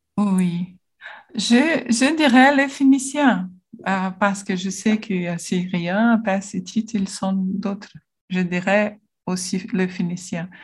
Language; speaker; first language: French; non-native, learner; Portuguese